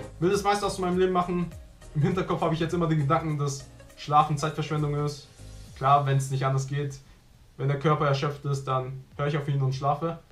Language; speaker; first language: German; early bilingual, other home language; Vietnamese